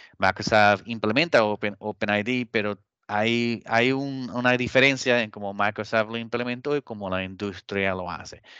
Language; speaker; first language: Spanish; early bilingual, heritage; Spanish